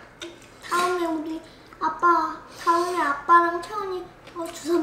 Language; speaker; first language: Vietnamese; early bilingual, heritage; Vietnamese